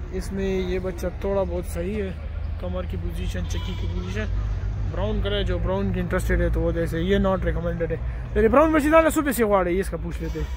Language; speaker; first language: Urdu; non-native, local second language; Pashto